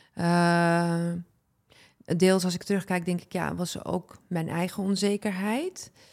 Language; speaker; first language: Dutch; early bilingual, other home language; Arabic